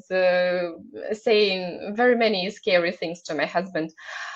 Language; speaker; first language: English; non-native, fluent; Russian